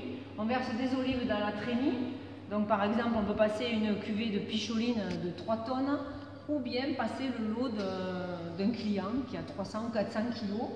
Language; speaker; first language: French; native; French